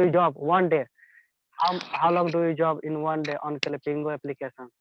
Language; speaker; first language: English; non-native, learner; Hindi